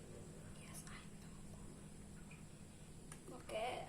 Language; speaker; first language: English; non-native, learner; Indonesian